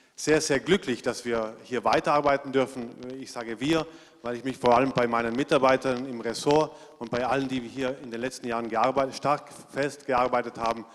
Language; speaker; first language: German; non-native, local second language; Ladin